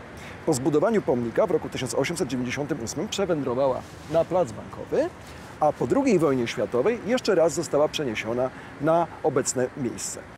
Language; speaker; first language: Polish; native; Polish